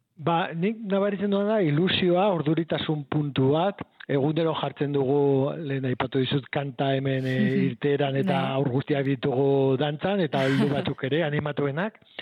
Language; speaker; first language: Basque; native; Basque